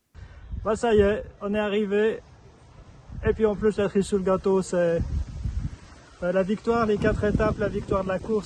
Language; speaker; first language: French; native; French